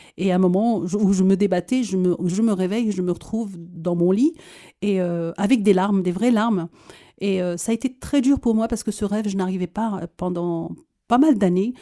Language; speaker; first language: French; early bilingual, other home language; Arabic